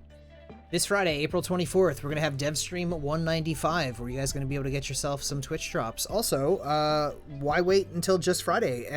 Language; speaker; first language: English; native; English